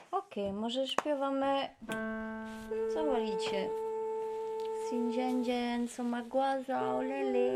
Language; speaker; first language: Polish; non-native, learner; French